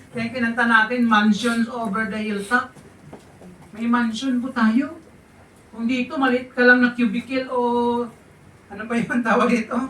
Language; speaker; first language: Filipino; non-native, local second language; Hiligaynon